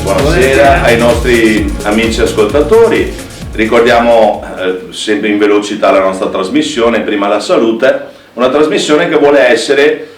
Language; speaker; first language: Italian; native; Italian